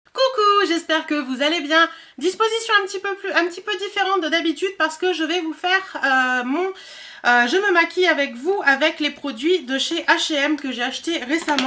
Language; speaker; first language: French; native; French